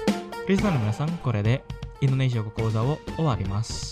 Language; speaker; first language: Japanese; non-native, fluent; Indonesian